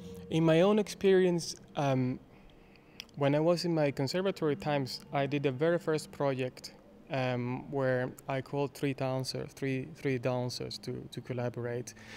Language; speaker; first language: English; non-native, fluent; Spanish